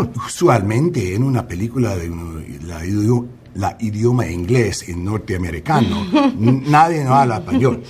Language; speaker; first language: Spanish; non-native, learner; English